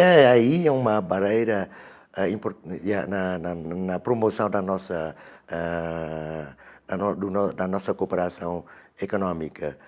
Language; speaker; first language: Portuguese; non-native, fluent; Vietnamese